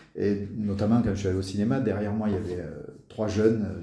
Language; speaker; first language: French; native; French